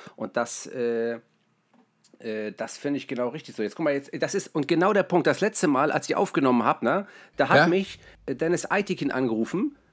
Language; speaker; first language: German; native; German